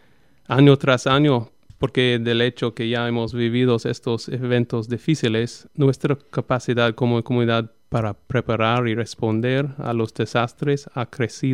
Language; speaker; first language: Spanish; non-native, fluent; English